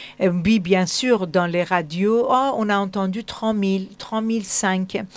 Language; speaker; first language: French; non-native, fluent; Persian